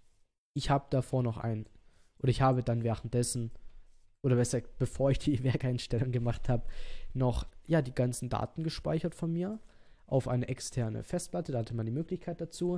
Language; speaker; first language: German; native; German